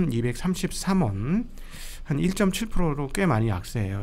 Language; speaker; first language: Korean; native; Korean